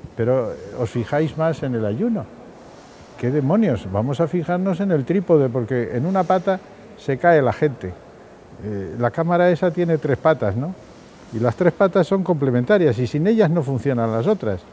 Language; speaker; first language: Spanish; native; Spanish